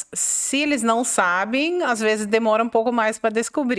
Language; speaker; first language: Portuguese; non-native, fluent; Dutch